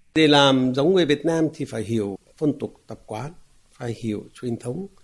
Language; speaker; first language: Vietnamese; non-native, fluent; Arabic